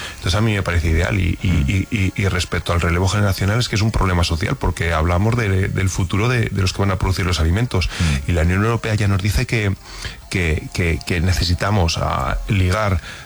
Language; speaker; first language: Spanish; native; Spanish